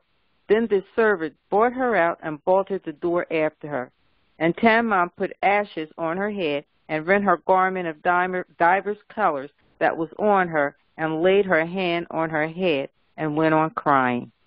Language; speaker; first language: English; native; English